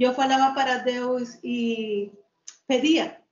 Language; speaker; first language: Portuguese; non-native, learner; Spanish